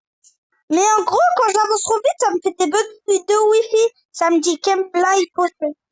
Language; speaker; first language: French; native; French